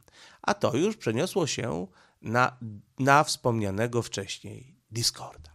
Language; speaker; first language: Polish; native; Polish